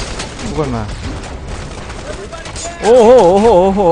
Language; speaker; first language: Korean; native; Korean